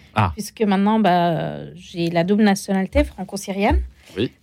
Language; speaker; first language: French; non-native, fluent; Arabic